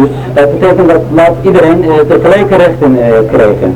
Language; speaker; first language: Dutch; non-native, learner; Turkish